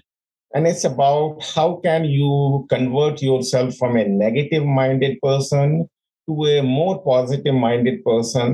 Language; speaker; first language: English; non-native, local second language; Hindi